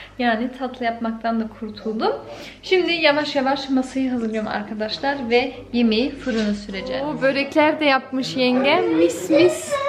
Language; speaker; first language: Turkish; early bilingual, heritage; Turkish